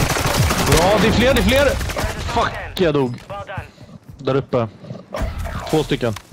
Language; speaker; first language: Swedish; native; Swedish